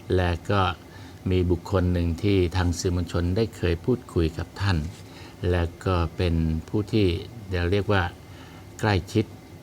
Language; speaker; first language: Thai; native; Thai